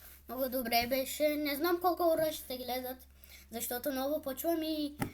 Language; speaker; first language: Bulgarian; non-native, local second language; Turkish